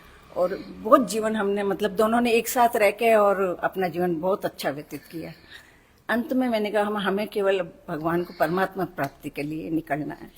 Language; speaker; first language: Hindi; native; Hindi